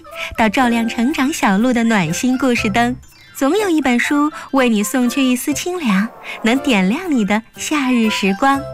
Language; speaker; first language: Chinese; native; Chinese